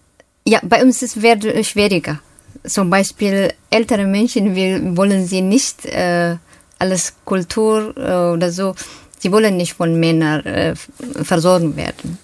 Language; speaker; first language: German; non-native, learner; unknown